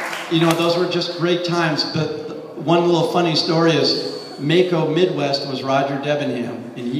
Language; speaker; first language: English; native; English